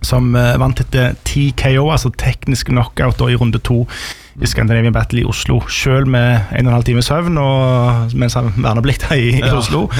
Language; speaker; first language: Norwegian; native; Norwegian